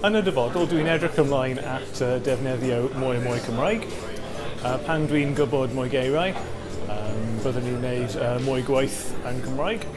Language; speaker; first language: Welsh; non-native, learner; English